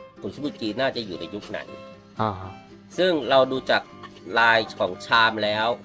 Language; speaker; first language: Thai; native; Thai